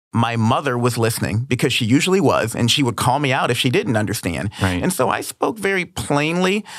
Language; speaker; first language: English; native; English